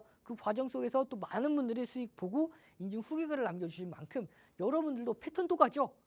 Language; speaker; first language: Korean; native; Korean